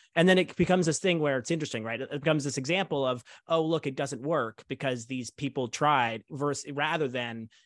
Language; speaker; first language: English; native; English